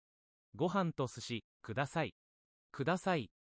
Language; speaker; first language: Japanese; non-native, learner; English